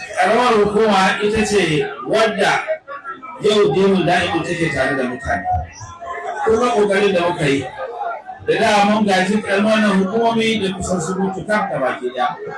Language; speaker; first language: Hausa; native; Hausa